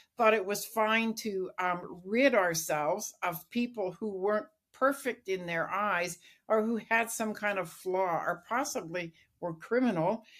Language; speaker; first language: English; native; English